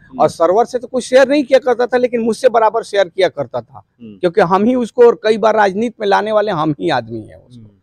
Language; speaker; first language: Hindi; native; Hindi